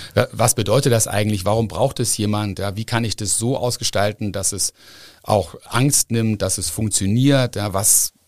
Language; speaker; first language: German; native; German